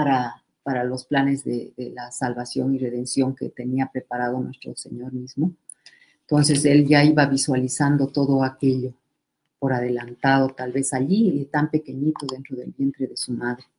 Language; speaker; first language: Spanish; native; Spanish